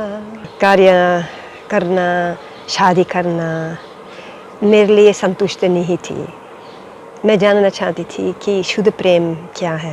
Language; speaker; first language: Hindi; non-native, fluent; Dutch